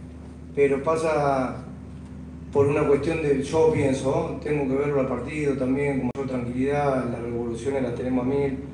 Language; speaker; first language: Spanish; native; Spanish